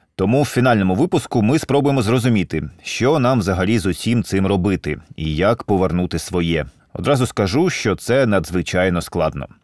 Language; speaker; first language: Ukrainian; native; Ukrainian